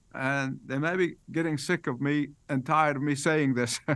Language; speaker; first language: English; non-native, fluent; Arabic